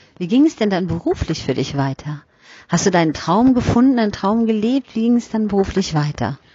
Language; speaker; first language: German; native; German